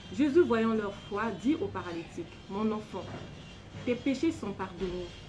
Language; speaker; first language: French; non-native, local second language; Lingala